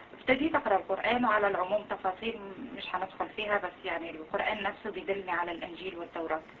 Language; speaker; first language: Arabic; native; Arabic